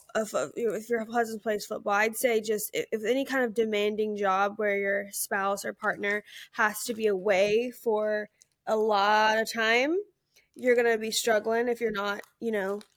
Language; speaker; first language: English; native; English